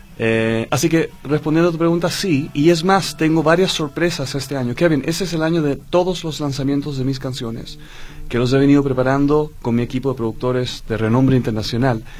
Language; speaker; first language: Spanish; early bilingual, heritage; Spanish